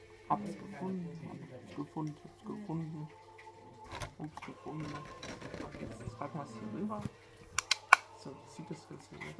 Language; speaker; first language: German; native; German